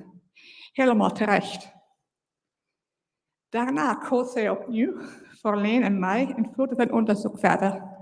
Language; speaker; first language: Dutch; non-native, fluent; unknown